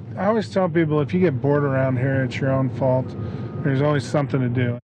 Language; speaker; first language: English; native; English